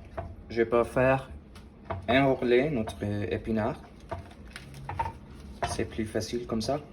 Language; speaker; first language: French; non-native, learner; Spanish